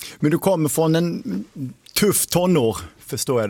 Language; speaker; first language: Swedish; native; Swedish